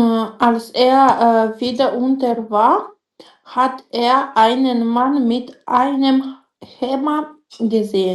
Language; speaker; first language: German; non-native, learner; Macedonian